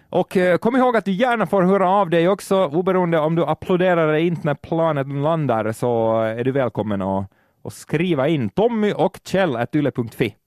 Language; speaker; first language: Swedish; native; Swedish